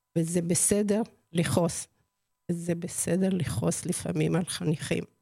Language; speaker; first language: Hebrew; non-native, fluent; Spanish